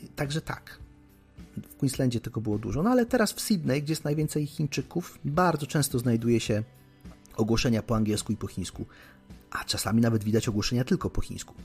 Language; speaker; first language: Polish; native; Polish